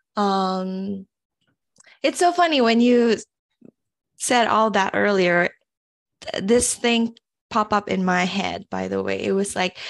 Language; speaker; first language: English; early bilingual, other home language; Indonesian